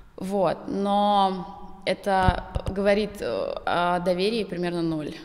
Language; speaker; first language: Russian; native; Russian